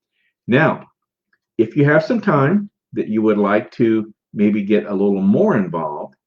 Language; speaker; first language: English; native; English